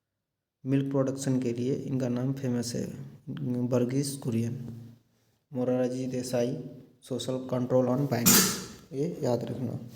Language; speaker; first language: Hindi; native; Hindi